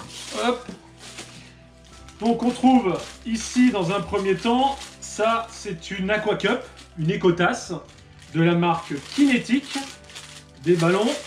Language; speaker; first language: French; native; French